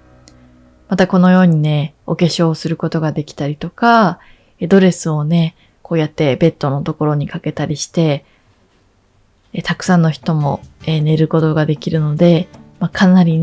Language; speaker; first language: Japanese; native; Japanese